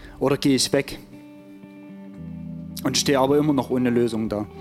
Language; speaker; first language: German; native; German